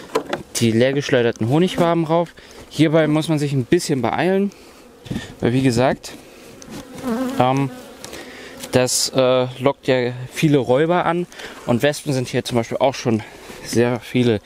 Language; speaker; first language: German; native; German